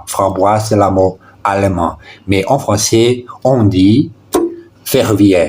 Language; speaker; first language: French; non-native, learner; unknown